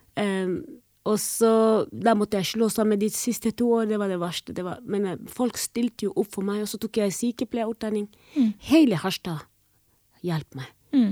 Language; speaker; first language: Norwegian; non-native, fluent; Somali